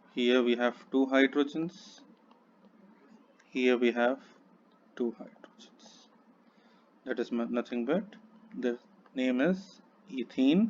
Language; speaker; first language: English; non-native, local second language; Hindi